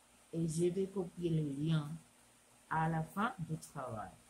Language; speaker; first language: French; non-native, learner; Spanish